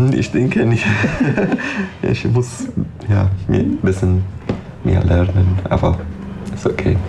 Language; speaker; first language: German; non-native, learner; Persian